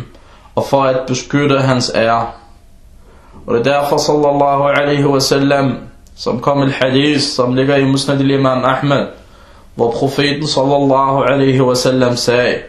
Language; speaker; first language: Danish; early bilingual, other home language; Arabic